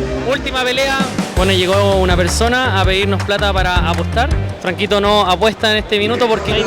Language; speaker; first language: Spanish; native; Spanish